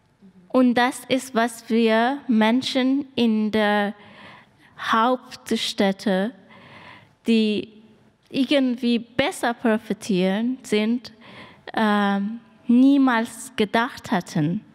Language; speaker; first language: German; non-native, learner; Persian